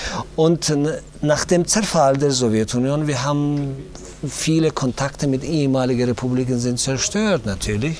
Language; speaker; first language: German; non-native, fluent; Tajik